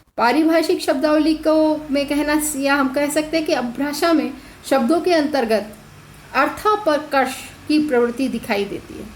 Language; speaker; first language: Hindi; native; Hindi